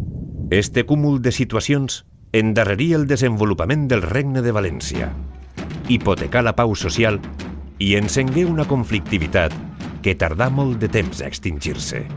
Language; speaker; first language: Catalan; native; Catalan